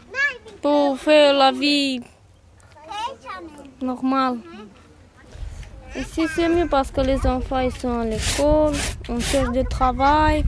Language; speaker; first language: French; non-native, learner; Romany